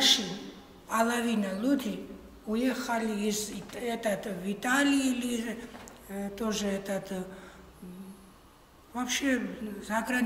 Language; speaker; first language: Russian; non-native, local second language; Georgian